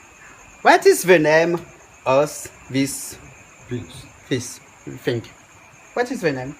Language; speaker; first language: English; non-native, learner; Réunion Creole French